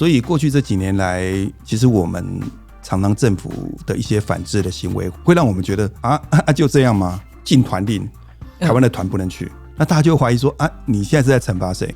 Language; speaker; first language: Chinese; native; Chinese